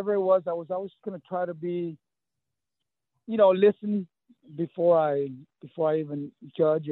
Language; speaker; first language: English; early bilingual, other home language; Spanish